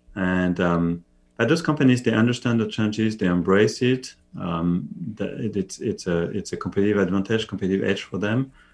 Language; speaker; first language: English; non-native, fluent; French